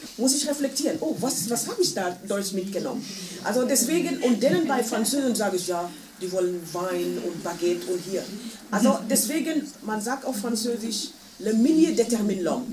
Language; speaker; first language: German; non-native, fluent; Wolof